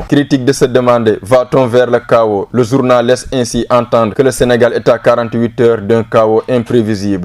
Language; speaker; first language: French; non-native, local second language; Wolof